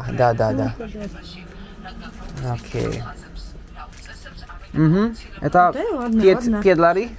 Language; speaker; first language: Russian; non-native, learner; Polish